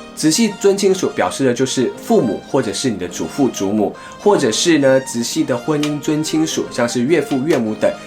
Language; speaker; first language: Chinese; native; Chinese